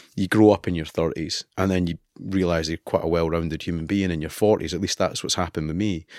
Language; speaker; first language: English; native; English